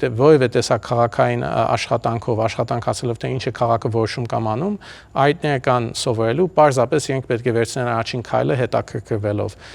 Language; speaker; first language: Armenian; early bilingual, heritage; Armenian